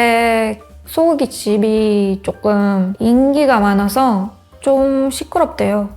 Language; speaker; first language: Korean; non-native, learner; Hebrew